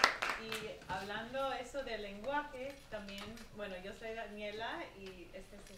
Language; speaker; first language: Spanish; early bilingual, heritage; Spanish